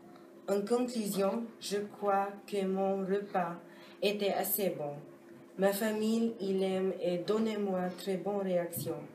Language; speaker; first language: French; non-native, learner; English